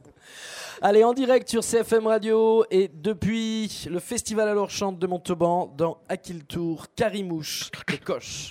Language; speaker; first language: French; native; French